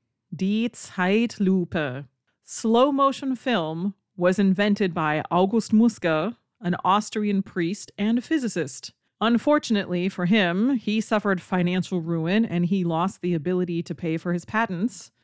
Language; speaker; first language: English; native; English